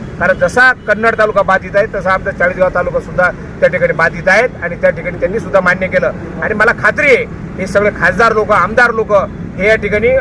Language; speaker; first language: Marathi; native; Marathi